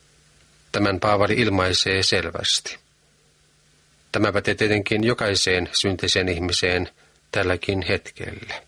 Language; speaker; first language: Finnish; native; Finnish